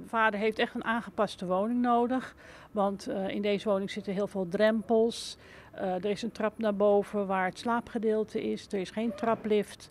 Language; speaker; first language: Dutch; native; Dutch